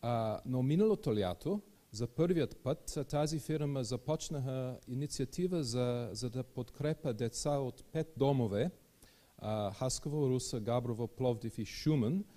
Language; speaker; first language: Bulgarian; non-native, learner; English